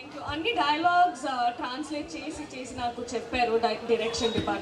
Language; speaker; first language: Telugu; non-native, learner; Bangla